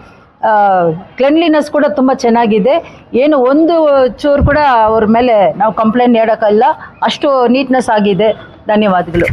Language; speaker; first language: Kannada; non-native, local second language; Tamil